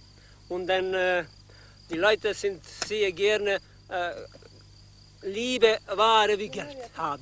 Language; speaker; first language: German; non-native, learner; Croatian